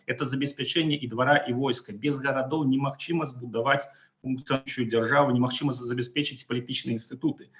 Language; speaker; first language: Belarusian; non-native, local second language; Russian